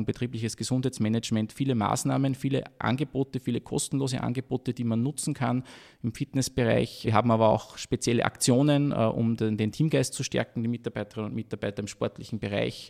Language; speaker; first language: German; native; German